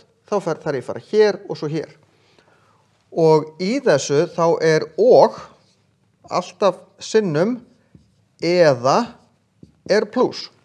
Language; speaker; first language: Icelandic; native; Icelandic